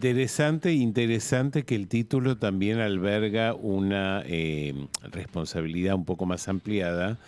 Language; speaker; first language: Spanish; native; Spanish